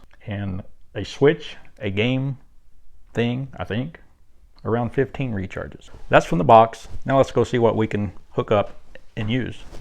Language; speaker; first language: English; native; English